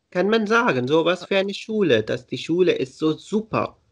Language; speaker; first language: German; non-native, fluent; Urdu